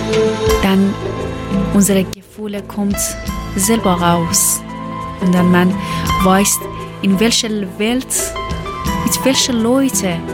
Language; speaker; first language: German; non-native, learner; Persian